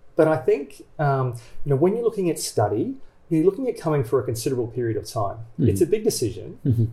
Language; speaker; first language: English; native; English